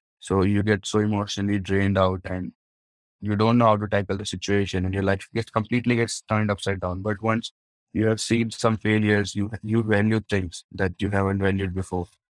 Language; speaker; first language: English; non-native, local second language; Hindi